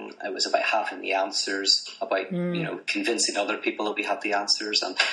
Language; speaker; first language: English; native; English